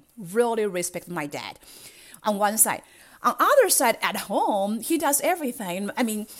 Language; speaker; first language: English; non-native, fluent; Chinese